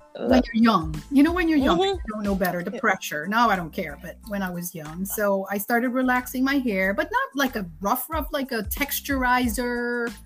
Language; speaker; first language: English; non-native, fluent; Dutch